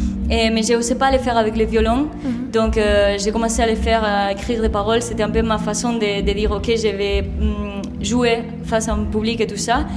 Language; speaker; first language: French; non-native, fluent; Spanish